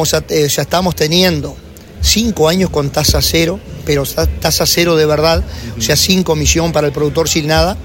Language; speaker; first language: Spanish; native; Spanish